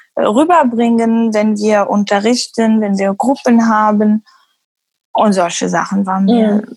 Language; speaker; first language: German; non-native, fluent; Arabic